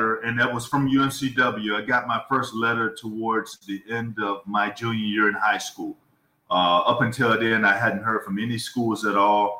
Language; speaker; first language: English; native; English